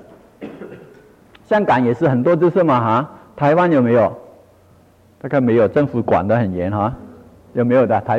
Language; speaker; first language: Chinese; non-native, local second language; Cantonese